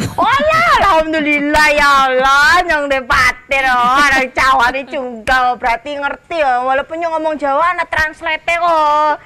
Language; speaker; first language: Indonesian; native; Indonesian